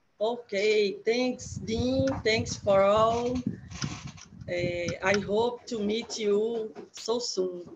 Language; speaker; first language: English; non-native, learner; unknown